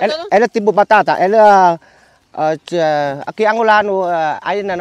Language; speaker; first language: Portuguese; non-native, learner; Vietnamese